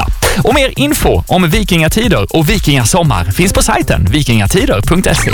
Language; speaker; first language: Swedish; native; Swedish